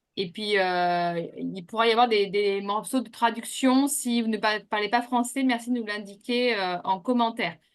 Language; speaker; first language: French; native; French